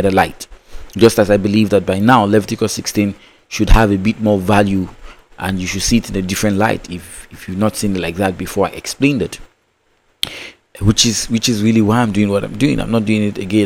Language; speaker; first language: English; non-native, local second language; Yoruba